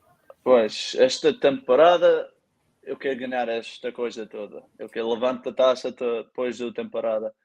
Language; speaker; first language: Portuguese; early bilingual, heritage; Portuguese